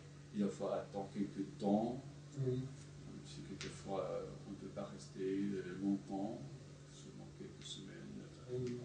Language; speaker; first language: French; non-native, fluent; Chinese